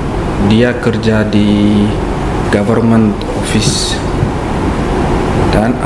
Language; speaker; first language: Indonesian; non-native, learner; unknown